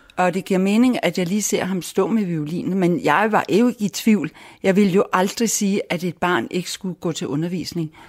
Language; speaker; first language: Danish; native; Danish